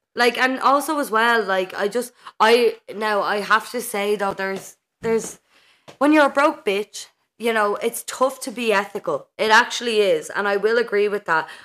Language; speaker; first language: English; native; English